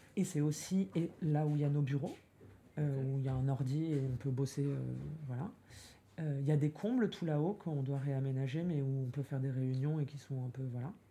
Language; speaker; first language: French; native; French